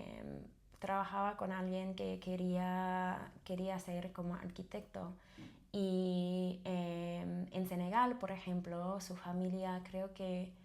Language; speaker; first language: Spanish; non-native, fluent; English